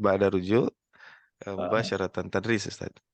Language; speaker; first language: Arabic; non-native, learner; Indonesian